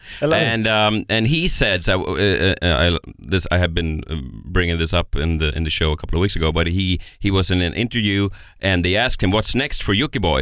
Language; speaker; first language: English; non-native, fluent; Swedish